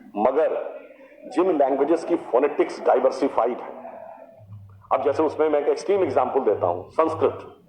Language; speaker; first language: Hindi; native; Hindi